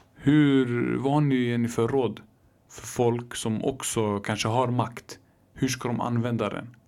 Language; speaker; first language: Swedish; early bilingual, other home language; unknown